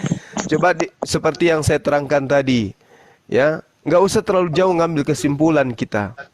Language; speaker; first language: Indonesian; native; Indonesian